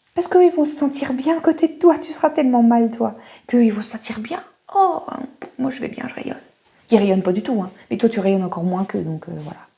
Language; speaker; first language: French; native; French